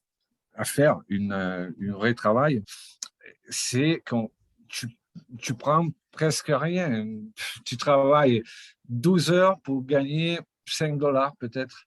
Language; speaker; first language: French; non-native, fluent; Portuguese